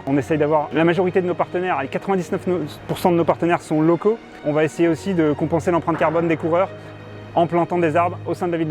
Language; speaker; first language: French; native; French